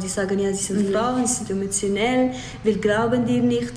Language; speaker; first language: German; non-native, fluent; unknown